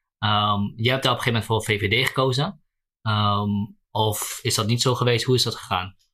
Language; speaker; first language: Dutch; native; Dutch